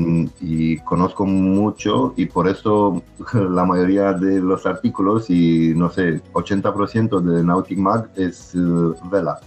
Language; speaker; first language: Spanish; non-native, fluent; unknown